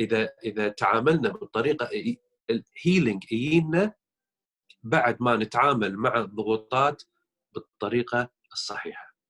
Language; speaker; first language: Arabic; native; Arabic